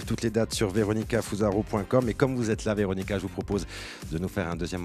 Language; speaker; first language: French; native; French